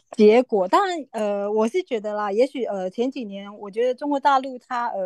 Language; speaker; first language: Chinese; native; Chinese